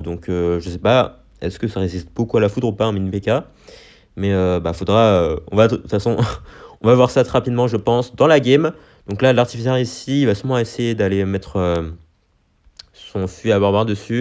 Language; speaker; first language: French; native; French